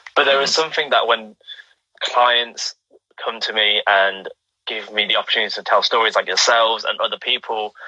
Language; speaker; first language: English; native; English